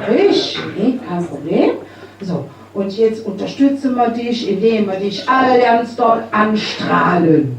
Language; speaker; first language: German; native; German